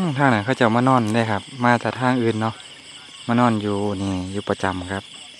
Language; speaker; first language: Thai; native; Thai